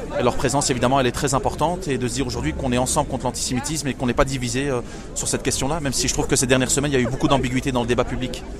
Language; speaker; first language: French; early bilingual, other home language; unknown